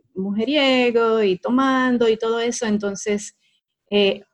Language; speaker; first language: Spanish; native; Spanish